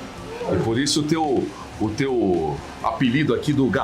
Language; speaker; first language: Portuguese; native; Portuguese